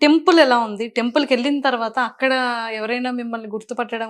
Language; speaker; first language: Telugu; native; Telugu